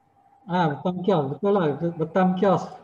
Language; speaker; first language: Malay; native; Malay